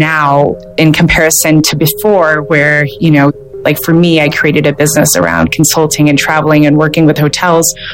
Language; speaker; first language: English; native; English